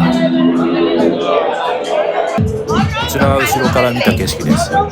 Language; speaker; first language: Japanese; native; Japanese